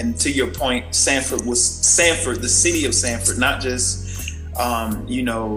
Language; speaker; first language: English; native; English